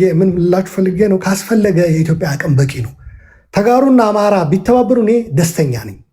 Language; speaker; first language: Amharic; non-native, local second language; Tigrinya